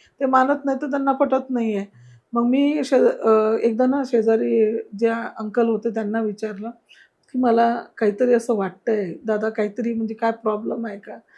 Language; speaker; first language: Marathi; non-native, local second language; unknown